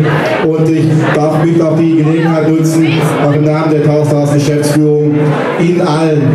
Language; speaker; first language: German; native; German